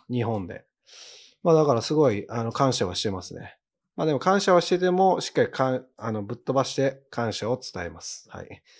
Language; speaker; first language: Japanese; native; Japanese